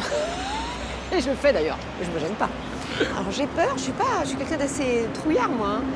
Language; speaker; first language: French; native; French